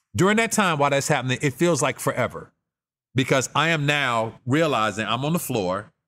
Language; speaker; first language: English; native; English